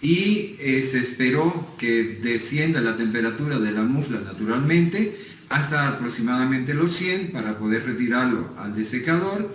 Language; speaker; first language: Spanish; native; Spanish